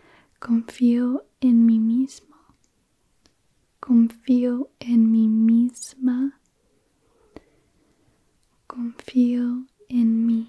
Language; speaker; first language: Spanish; early bilingual, heritage; Spanish